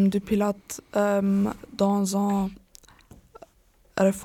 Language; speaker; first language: French; non-native, learner; German